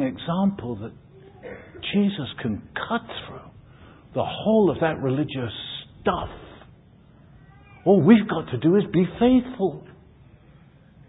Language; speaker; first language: English; native; English